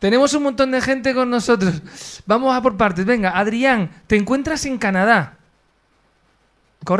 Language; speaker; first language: Spanish; native; Spanish